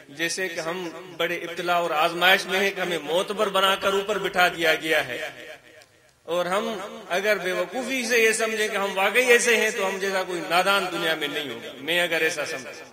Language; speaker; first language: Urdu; non-native, local second language; Sindhi